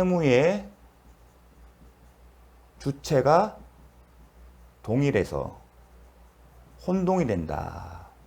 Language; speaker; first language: Korean; native; Korean